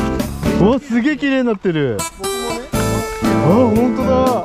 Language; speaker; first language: Japanese; native; Japanese